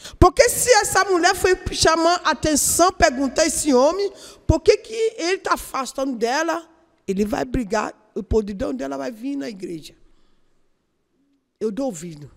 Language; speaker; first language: Portuguese; non-native, learner; Yoruba